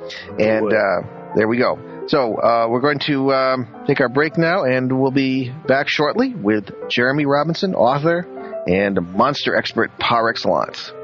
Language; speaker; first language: English; native; English